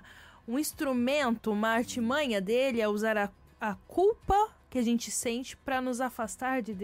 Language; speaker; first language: Portuguese; native; Portuguese